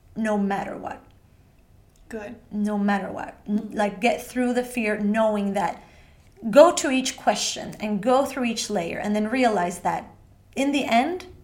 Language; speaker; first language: English; non-native, fluent; Spanish